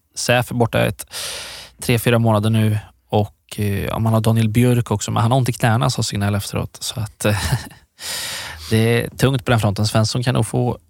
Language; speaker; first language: Swedish; native; Swedish